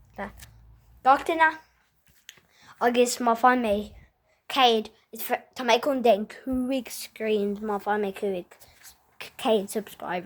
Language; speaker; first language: Irish; non-native, local second language; English